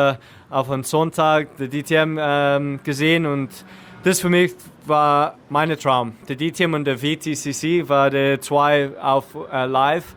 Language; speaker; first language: German; non-native, learner; English